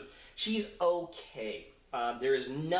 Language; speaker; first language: English; native; English